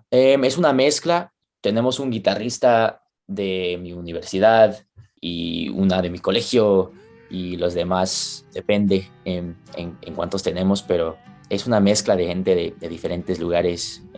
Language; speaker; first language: Spanish; early bilingual, heritage; Spanish